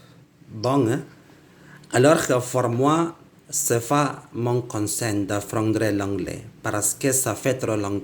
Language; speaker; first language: French; non-native, learner; Indonesian